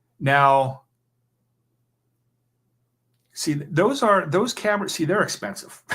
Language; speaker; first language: English; native; English